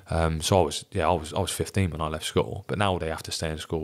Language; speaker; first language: English; native; English